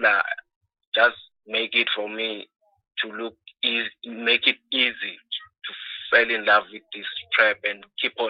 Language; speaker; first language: English; non-native, local second language; Swati